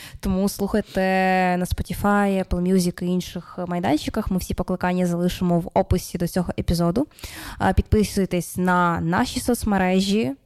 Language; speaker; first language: Ukrainian; non-native, local second language; Russian